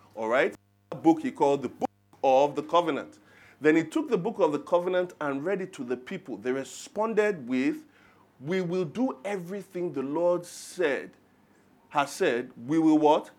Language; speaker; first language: English; non-native, local second language; Yoruba